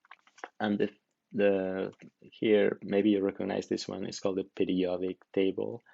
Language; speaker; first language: English; non-native, fluent; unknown